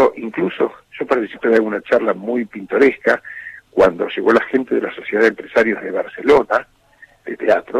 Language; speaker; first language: Spanish; native; Spanish